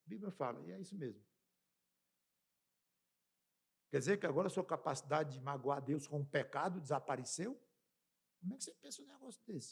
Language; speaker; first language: Portuguese; native; Portuguese